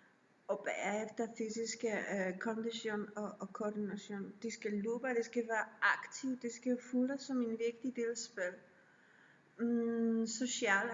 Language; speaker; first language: Danish; non-native, learner; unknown